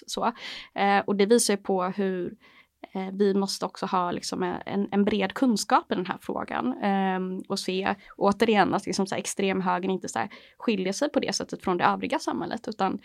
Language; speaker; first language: Swedish; native; Swedish